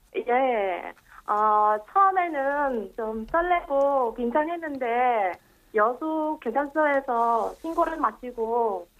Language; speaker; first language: Korean; non-native, fluent; Vietnamese